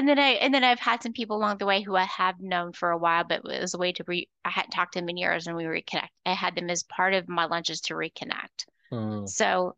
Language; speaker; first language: English; native; English